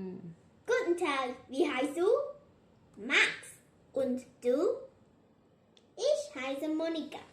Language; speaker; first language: German; non-native, learner; Vietnamese